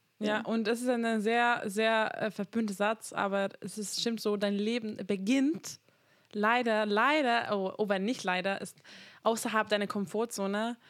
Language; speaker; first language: German; non-native, fluent; Hungarian